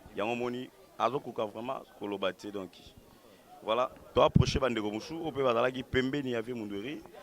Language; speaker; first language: Lingala; native; Lingala